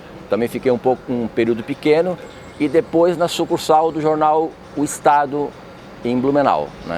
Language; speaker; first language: Portuguese; native; Portuguese